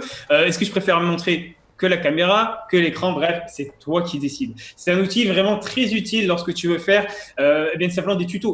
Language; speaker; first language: French; native; French